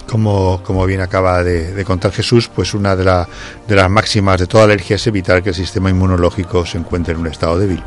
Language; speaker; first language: Spanish; native; Spanish